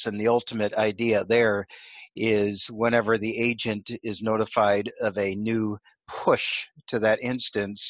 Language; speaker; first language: English; native; English